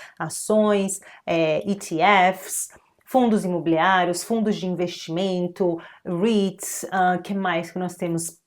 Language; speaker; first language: Portuguese; native; Portuguese